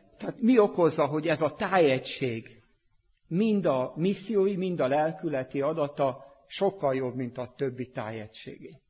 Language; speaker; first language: Hungarian; native; Hungarian